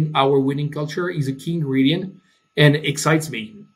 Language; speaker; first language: English; non-native, fluent; French